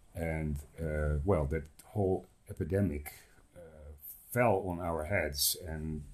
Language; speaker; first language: English; non-native, fluent; Dutch